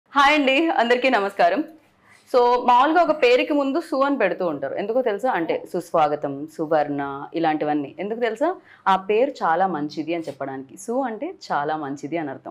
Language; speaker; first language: Telugu; native; Telugu